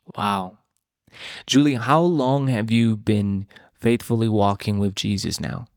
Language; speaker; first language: English; native; English